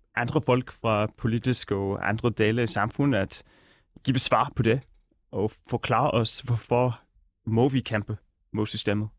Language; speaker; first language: Danish; native; Danish